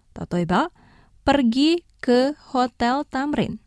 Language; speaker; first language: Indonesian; non-native, fluent; Japanese